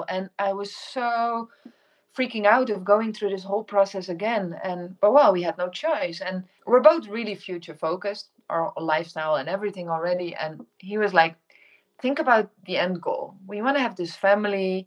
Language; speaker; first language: English; non-native, fluent; Dutch